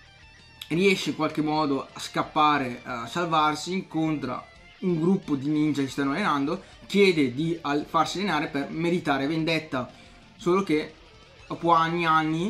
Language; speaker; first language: Italian; native; Italian